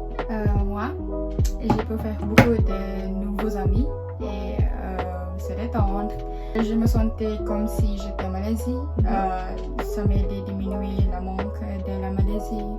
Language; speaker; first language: French; non-native, fluent; Malay